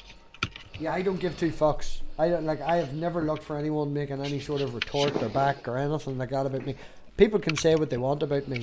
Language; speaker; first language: English; native; English